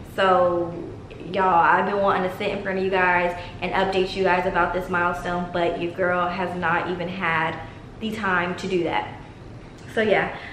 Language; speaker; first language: English; native; English